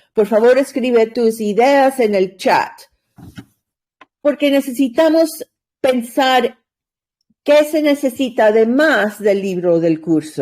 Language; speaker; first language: Spanish; non-native, learner; English